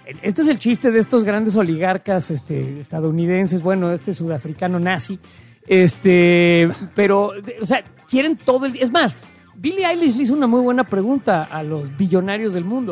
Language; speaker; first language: Spanish; native; Spanish